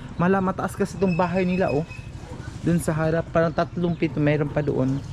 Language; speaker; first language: Filipino; non-native, local second language; Cebuano